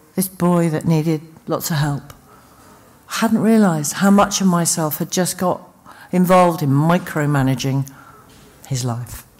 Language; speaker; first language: English; native; English